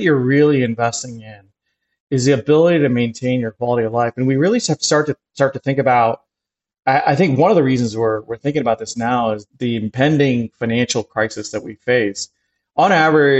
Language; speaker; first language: English; native; English